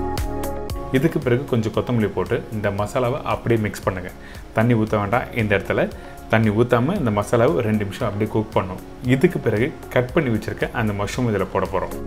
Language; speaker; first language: Tamil; native; Tamil